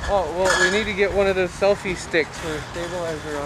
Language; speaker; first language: English; native; English